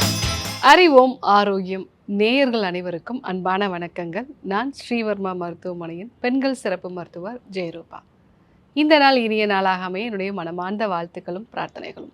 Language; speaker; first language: Tamil; native; Tamil